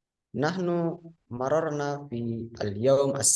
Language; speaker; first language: Arabic; non-native, fluent; Indonesian